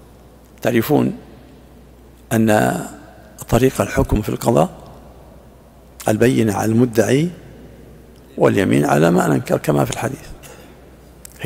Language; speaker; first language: Arabic; native; Arabic